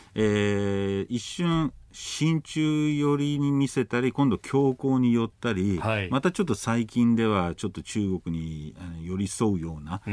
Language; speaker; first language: Japanese; non-native, fluent; English